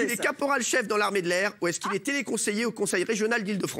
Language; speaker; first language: French; native; French